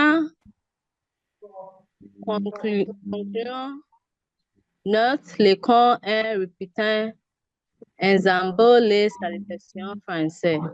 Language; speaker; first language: French; non-native, learner; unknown